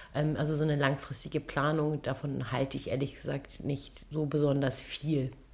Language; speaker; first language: German; early bilingual, other home language; Turkish